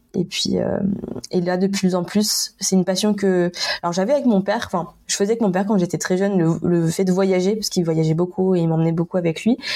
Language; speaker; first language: French; native; French